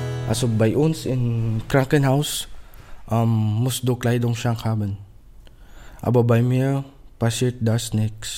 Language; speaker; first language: German; non-native, learner; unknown